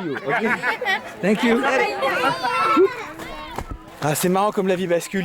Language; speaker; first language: French; native; French